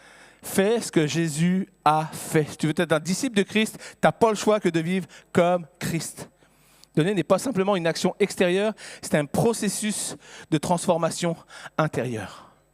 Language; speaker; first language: French; native; French